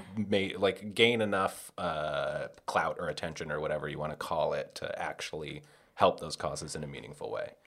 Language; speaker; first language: English; early bilingual, other home language; Spanish